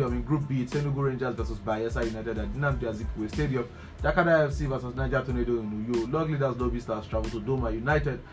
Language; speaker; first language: English; non-native, local second language; Yoruba